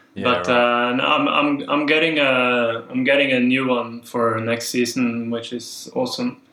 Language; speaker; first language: English; non-native, fluent; Norwegian